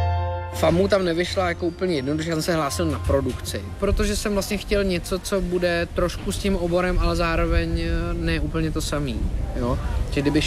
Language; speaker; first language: Czech; native; Czech